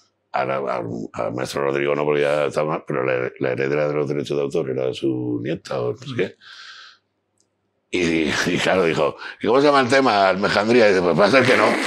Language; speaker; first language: Spanish; native; Spanish